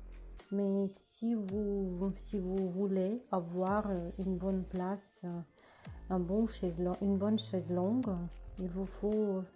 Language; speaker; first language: French; non-native, learner; Russian